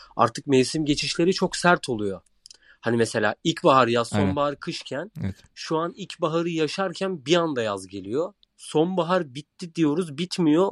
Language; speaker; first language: Turkish; native; Turkish